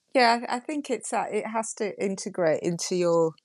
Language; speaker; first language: English; native; English